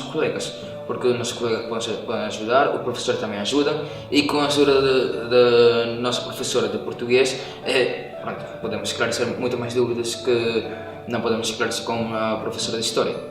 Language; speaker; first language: Portuguese; non-native, fluent; Spanish